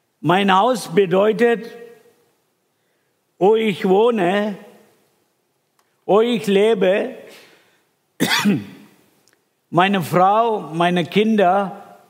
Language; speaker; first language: German; non-native, fluent; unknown